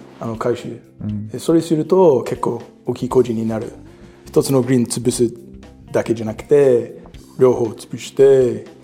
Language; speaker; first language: Japanese; non-native, learner; English